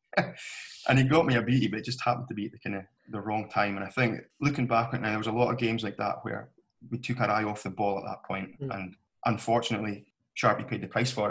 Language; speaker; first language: English; native; English